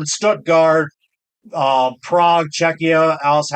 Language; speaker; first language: English; native; English